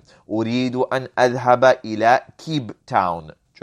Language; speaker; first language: Arabic; non-native, fluent; English